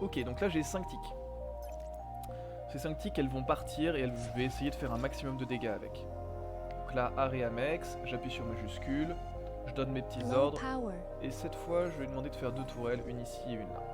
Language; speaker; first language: French; native; French